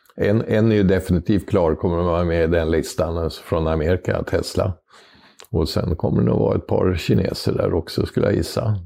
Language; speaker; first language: Swedish; native; Swedish